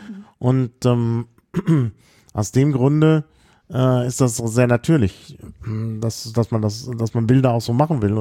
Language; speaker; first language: German; native; German